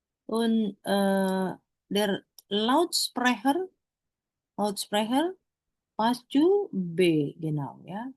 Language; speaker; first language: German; non-native, fluent; Indonesian